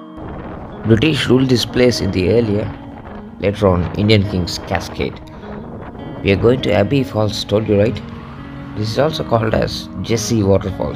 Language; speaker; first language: English; non-native, local second language; Telugu